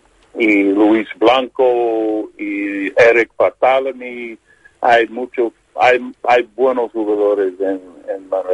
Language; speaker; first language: Spanish; non-native, learner; English